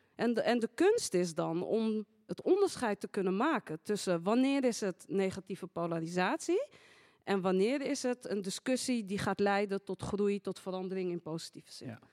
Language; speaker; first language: Dutch; native; Dutch